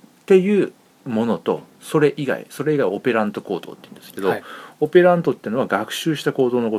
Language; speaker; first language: Japanese; native; Japanese